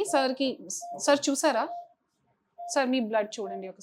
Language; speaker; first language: Telugu; non-native, fluent; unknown